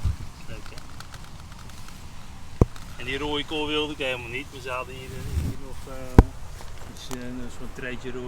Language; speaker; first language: Dutch; native; Dutch